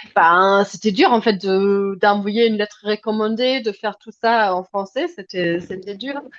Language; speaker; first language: French; non-native, fluent; German